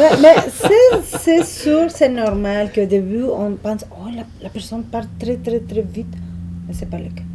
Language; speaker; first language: French; non-native, fluent; Spanish